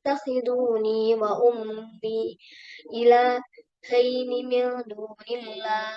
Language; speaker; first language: Arabic; non-native, learner; Indonesian